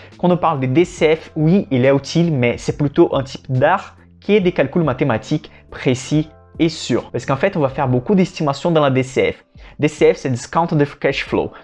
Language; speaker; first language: French; non-native, fluent; Portuguese